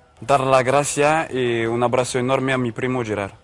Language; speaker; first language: Spanish; non-native, fluent; French